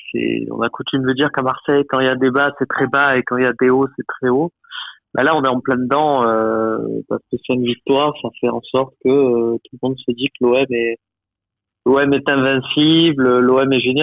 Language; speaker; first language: French; native; French